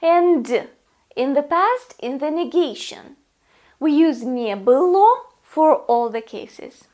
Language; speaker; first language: English; non-native, fluent; Russian